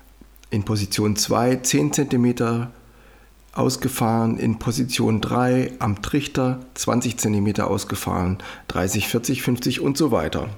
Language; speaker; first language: German; native; German